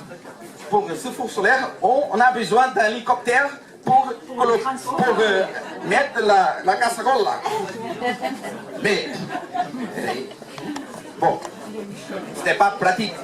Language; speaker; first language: French; non-native, learner; Portuguese